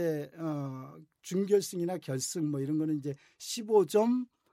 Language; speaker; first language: Korean; native; Korean